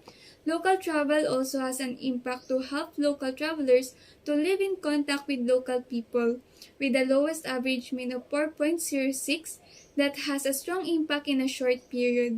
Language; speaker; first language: English; non-native, local second language; Filipino